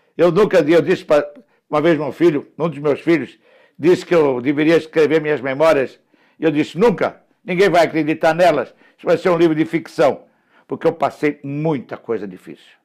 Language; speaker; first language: Portuguese; early bilingual, other home language; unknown